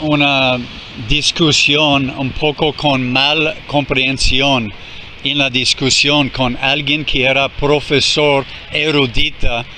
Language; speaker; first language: Spanish; non-native, fluent; English